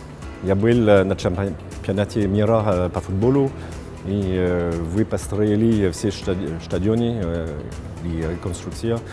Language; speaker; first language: Russian; non-native, fluent; French